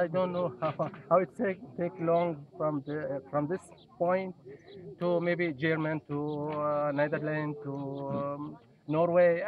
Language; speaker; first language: English; non-native, learner; Kurdish